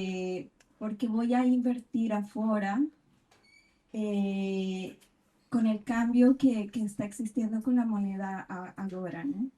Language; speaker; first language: Portuguese; non-native, fluent; Spanish